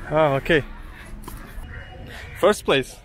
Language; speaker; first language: English; non-native, fluent; Kyrgyz